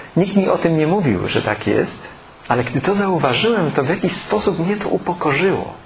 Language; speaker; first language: Polish; native; Polish